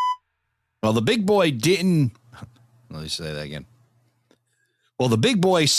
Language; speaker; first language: English; native; English